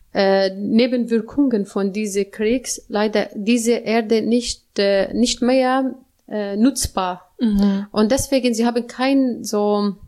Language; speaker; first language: German; non-native, learner; Arabic